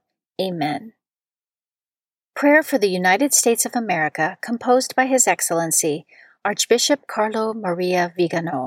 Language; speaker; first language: English; native; English